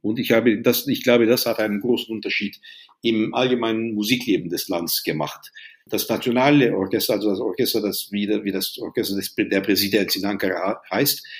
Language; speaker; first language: German; non-native, fluent; Turkish